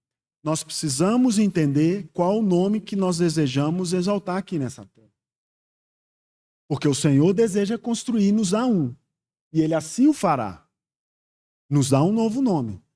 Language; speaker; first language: Portuguese; native; Portuguese